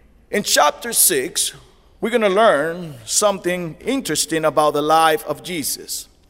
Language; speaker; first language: English; non-native, fluent; Spanish